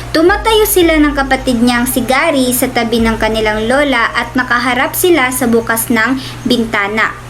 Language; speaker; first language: Filipino; non-native, local second language; Cebuano